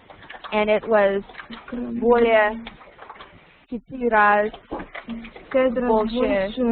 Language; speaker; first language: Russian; non-native, learner; English